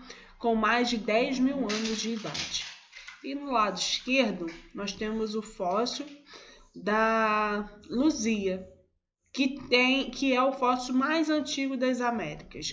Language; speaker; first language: Portuguese; native; Portuguese